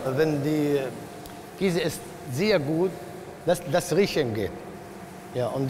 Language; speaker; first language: German; non-native, learner; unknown